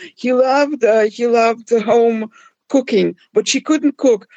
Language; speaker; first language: English; non-native, fluent; German